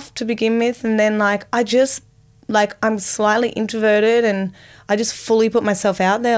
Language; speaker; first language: English; native; English